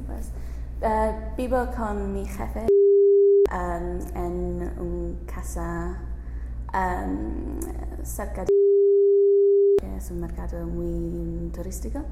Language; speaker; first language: Spanish; non-native, learner; English